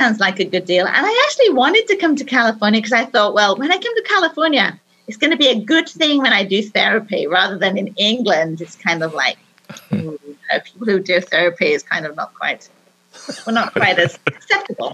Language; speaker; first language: English; native; English